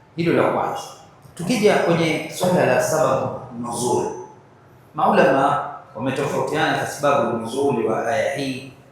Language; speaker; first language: Swahili; native; Swahili